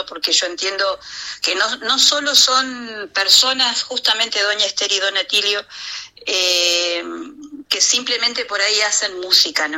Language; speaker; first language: Spanish; native; Spanish